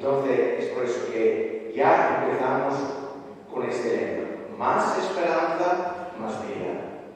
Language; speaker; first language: Spanish; non-native, fluent; Italian